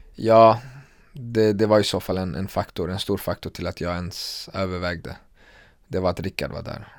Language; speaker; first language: Swedish; early bilingual, other home language; Kurdish